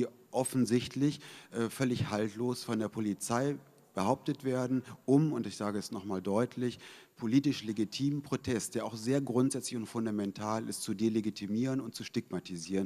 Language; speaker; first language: German; native; German